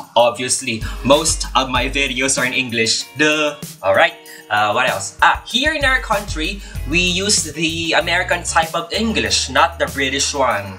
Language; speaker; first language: English; non-native, local second language; Waray